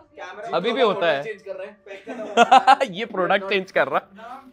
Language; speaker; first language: Hindi; non-native, local second language; Odia